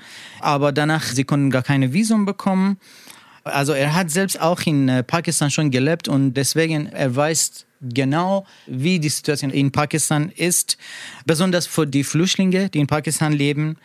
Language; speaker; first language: German; non-native, learner; Persian